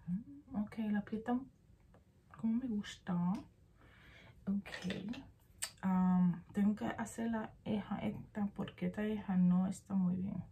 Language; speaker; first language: Spanish; early bilingual, heritage; Spanish